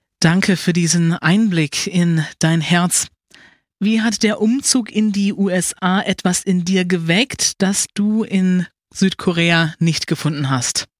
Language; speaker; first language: German; native; German